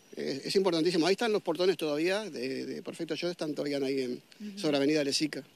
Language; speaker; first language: Spanish; native; Spanish